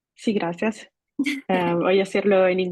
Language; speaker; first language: Spanish; non-native, fluent; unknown